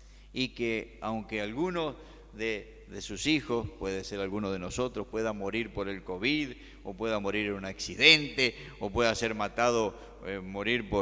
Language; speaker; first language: Spanish; native; Spanish